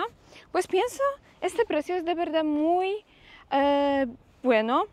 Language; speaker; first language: Spanish; non-native, fluent; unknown